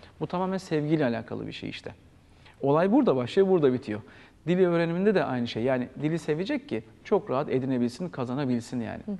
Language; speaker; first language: Turkish; native; Turkish